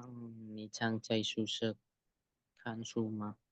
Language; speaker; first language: Chinese; non-native, learner; Indonesian